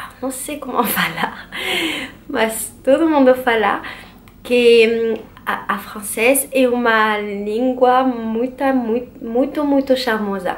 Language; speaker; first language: Portuguese; non-native, learner; French